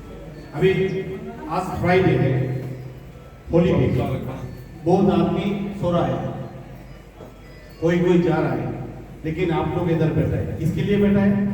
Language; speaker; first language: Hindi; non-native, local second language; Bangla